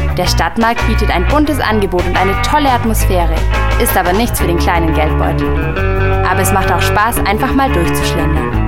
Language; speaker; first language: German; native; German